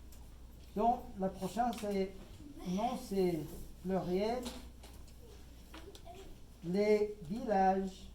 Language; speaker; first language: French; non-native, fluent; English